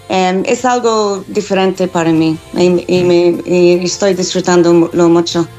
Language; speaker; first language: Spanish; non-native, fluent; English